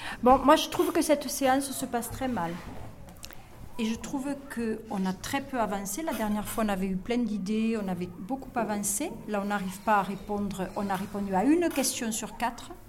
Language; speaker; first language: French; native; French